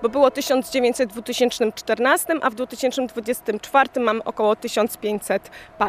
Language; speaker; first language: Polish; native; Polish